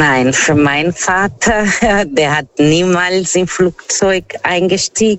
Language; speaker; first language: German; non-native, fluent; Portuguese